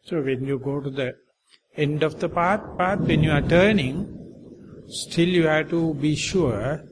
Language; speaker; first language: English; non-native, local second language; Sinhala